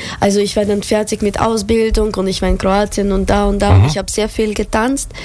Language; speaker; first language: German; non-native, fluent; Russian